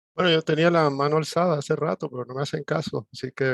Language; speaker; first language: Spanish; native; Spanish